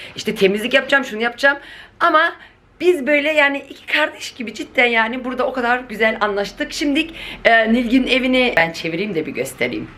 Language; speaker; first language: Turkish; native; Turkish